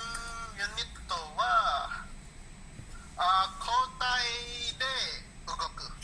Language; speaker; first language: Japanese; non-native, learner; Indonesian